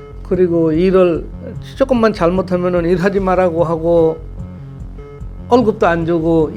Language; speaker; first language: Korean; non-native, fluent; Bangla